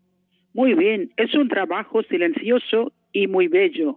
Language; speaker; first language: Spanish; non-native, fluent; Malayalam